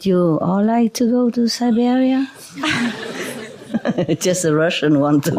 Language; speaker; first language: English; non-native, fluent; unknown